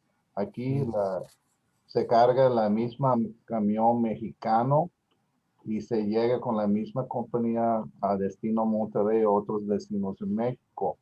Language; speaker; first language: Spanish; non-native, learner; English